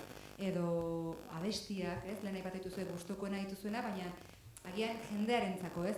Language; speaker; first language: Basque; native; Basque